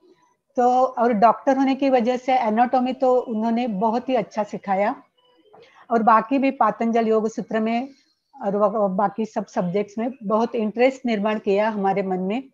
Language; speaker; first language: Hindi; non-native, local second language; Marathi